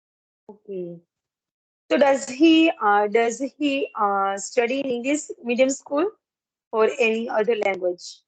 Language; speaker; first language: English; non-native, learner; Gujarati